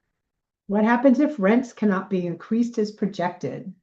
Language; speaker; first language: English; native; English